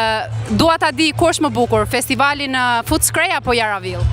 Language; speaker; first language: Albanian; native; Albanian